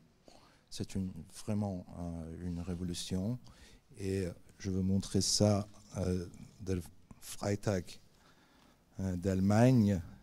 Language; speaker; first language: French; non-native, fluent; Persian